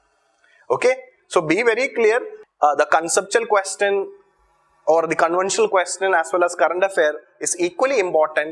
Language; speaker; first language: English; non-native, local second language; Malayalam